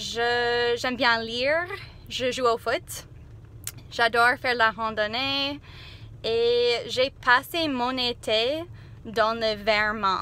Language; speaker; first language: French; non-native, fluent; English